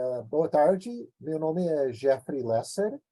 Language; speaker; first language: Portuguese; non-native, fluent; English